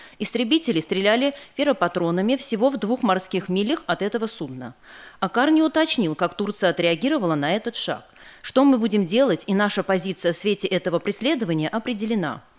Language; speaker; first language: Russian; non-native, local second language; Armenian